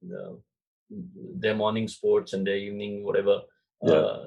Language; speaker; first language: English; non-native, local second language; Marathi